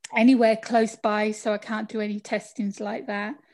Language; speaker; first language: English; native; English